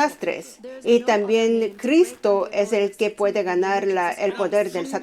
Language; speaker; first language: Spanish; non-native, fluent; Korean